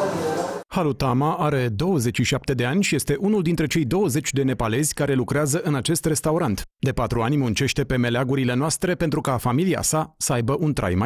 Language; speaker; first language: Romanian; native; Romanian